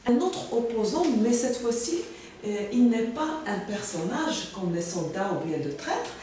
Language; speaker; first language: French; non-native, local second language; Arabic